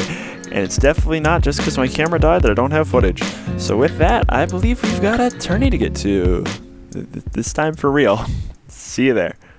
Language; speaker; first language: English; native; English